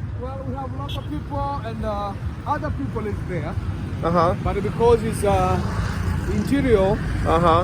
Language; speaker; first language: English; non-native, local second language; Swahili